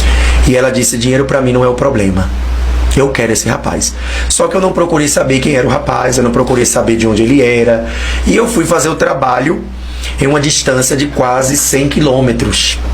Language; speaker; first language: Portuguese; native; Portuguese